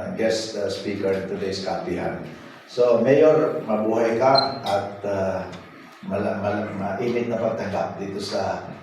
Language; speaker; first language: Filipino; native; Filipino